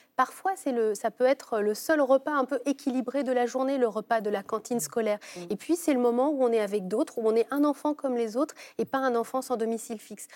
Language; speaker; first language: French; native; French